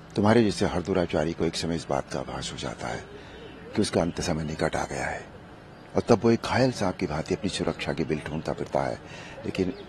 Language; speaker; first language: Hindi; native; Hindi